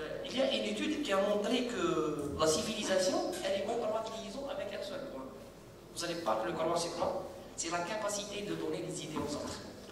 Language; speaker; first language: French; non-native, local second language; Arabic